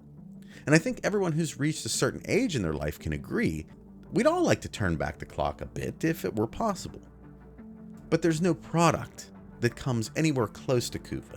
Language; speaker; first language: English; native; English